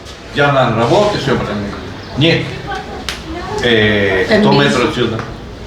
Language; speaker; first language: Russian; non-native, learner; Spanish